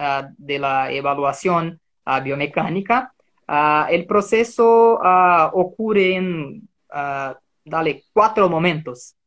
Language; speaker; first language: Spanish; non-native, fluent; Portuguese